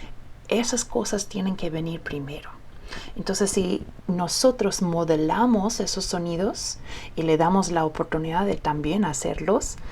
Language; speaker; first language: Spanish; early bilingual, heritage; Spanish